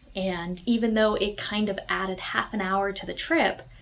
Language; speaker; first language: English; native; English